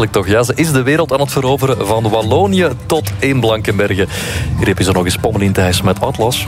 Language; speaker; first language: Dutch; native; Dutch